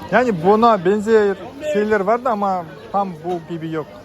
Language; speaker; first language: Turkish; non-native, learner; Kazakh